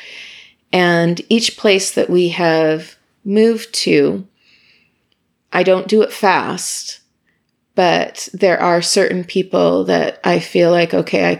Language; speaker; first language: English; native; English